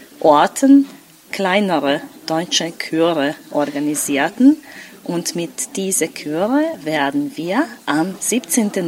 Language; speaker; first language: German; non-native, local second language; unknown